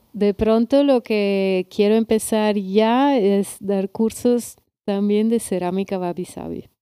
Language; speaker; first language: Spanish; non-native, fluent; Italian